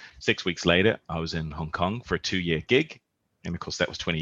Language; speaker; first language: English; native; English